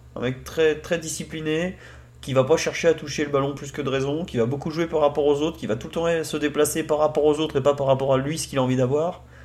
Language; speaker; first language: French; native; French